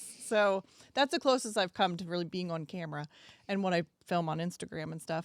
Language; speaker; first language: English; native; English